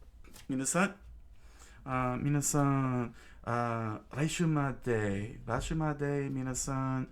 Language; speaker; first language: Japanese; non-native, learner; English